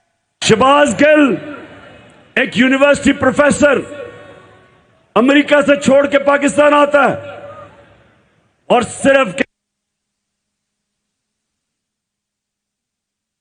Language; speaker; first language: Urdu; native; Urdu